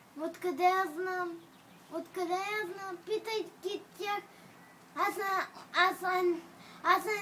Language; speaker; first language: Bulgarian; early bilingual, heritage; Bulgarian